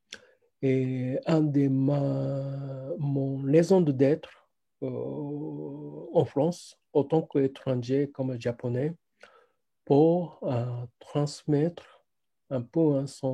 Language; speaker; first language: French; non-native, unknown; Japanese